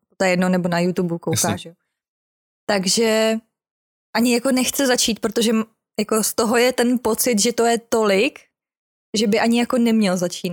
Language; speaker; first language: Czech; native; Czech